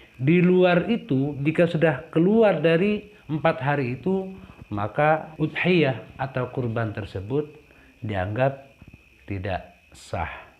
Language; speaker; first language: Indonesian; non-native, local second language; Madurese